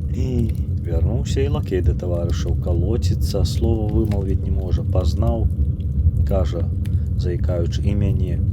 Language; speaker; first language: Belarusian; native; Belarusian